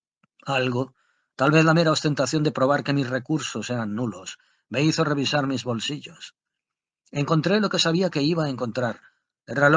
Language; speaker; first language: Spanish; native; Spanish